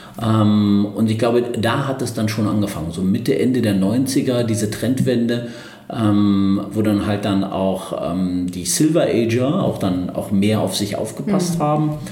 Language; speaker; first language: German; early bilingual, other home language; Turkish